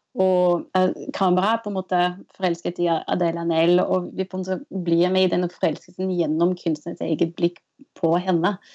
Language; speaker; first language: Norwegian; non-native, fluent; French